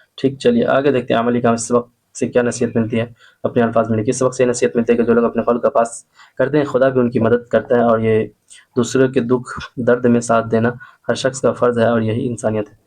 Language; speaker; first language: Urdu; native; Urdu